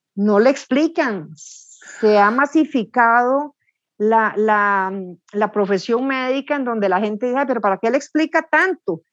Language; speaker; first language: Spanish; native; Spanish